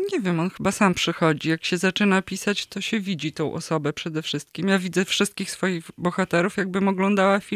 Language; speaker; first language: Polish; native; Polish